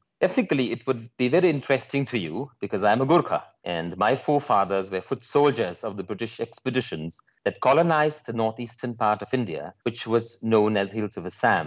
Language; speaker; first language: English; non-native, local second language; Nepali